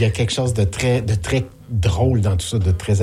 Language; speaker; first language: French; native; French